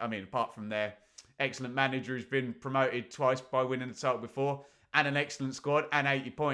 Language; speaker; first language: English; native; English